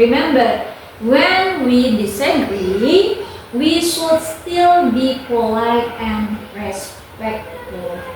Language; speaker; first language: English; non-native, local second language; Indonesian